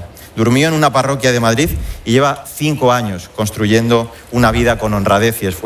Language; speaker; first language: Spanish; native; Spanish